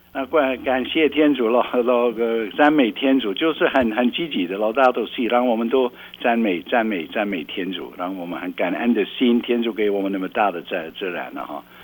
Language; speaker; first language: Chinese; non-native, fluent; Dutch